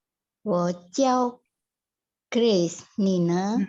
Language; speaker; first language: Chinese; non-native, learner; Indonesian